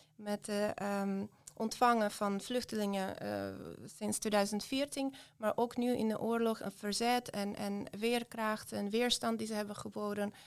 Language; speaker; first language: Dutch; non-native, fluent; Ukrainian